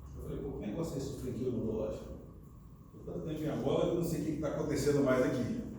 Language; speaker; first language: Portuguese; native; Portuguese